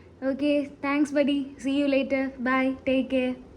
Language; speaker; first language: English; non-native, local second language; Malayalam